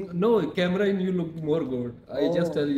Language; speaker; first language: English; non-native, local second language; Punjabi